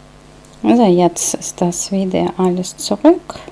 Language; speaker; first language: German; non-native, fluent; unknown